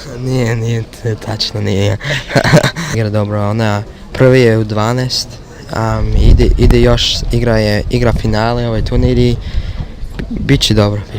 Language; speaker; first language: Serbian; early bilingual, heritage; Serbian